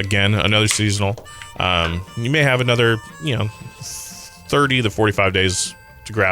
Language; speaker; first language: English; native; English